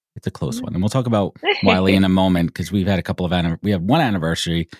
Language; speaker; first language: English; native; English